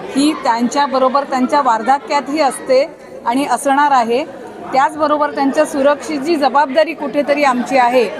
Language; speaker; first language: Marathi; native; Marathi